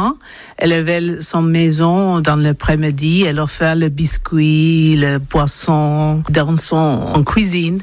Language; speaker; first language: French; non-native, learner; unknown